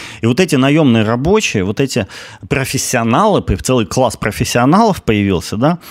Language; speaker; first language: Russian; native; Russian